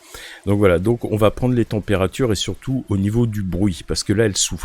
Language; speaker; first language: French; native; French